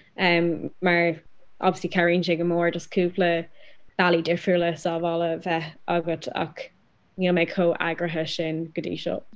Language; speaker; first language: Irish; non-native, local second language; English